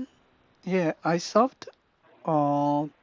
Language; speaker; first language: English; non-native, learner; Korean